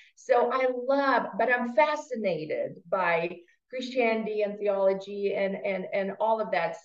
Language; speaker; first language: English; non-native, fluent; Russian